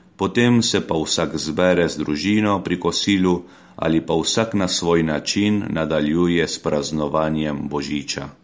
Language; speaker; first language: Slovenian; early bilingual, heritage; Slovenian